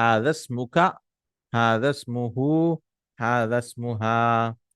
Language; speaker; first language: Arabic; non-native, fluent; Urdu